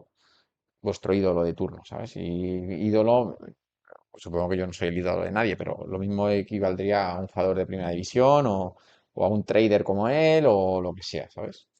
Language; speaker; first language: Spanish; native; Spanish